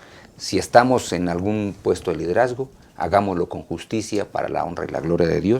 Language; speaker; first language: Spanish; native; Spanish